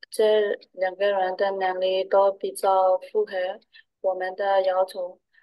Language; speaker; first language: Chinese; non-native, learner; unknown